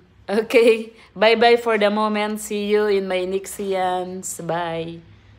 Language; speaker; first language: English; non-native, local second language; Filipino